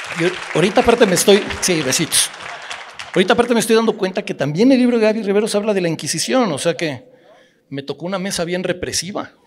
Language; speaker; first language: Spanish; native; Spanish